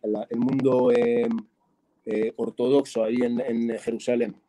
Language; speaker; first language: Spanish; non-native, fluent; Hebrew